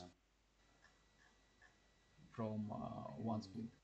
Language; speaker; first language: English; non-native, learner; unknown